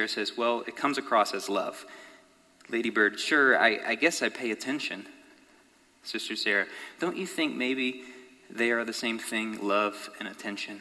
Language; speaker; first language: English; native; English